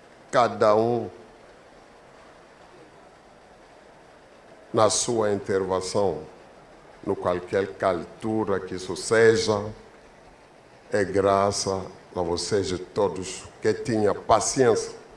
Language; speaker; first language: Portuguese; non-native, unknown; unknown